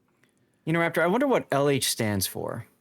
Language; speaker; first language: English; native; English